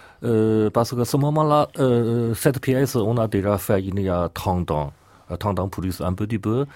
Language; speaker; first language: French; non-native, learner; Chinese